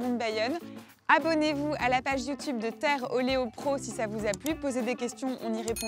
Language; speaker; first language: French; native; French